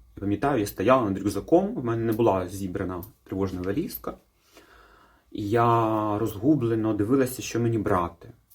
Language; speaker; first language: Ukrainian; non-native, local second language; Russian